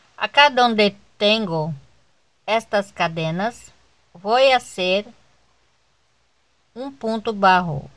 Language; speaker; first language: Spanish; non-native, learner; Portuguese